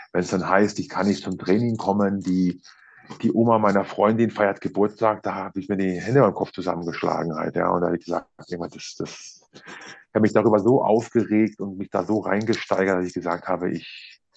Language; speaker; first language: German; native; German